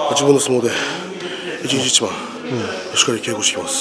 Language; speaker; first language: Japanese; native; Japanese